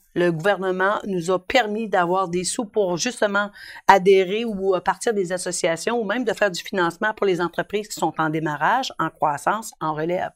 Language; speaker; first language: French; native; French